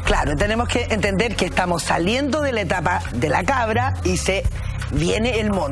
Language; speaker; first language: Spanish; native; Spanish